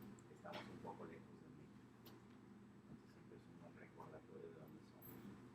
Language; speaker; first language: Spanish; early bilingual, heritage; Spanish